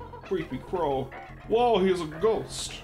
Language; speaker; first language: English; native; English